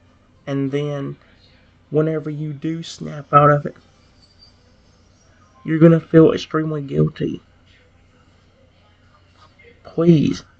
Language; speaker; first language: English; native; English